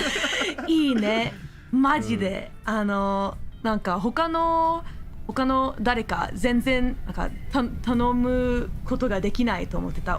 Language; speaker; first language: Japanese; non-native, learner; English